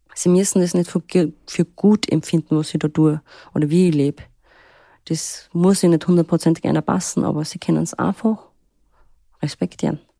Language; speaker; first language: German; early bilingual, other home language; Turkish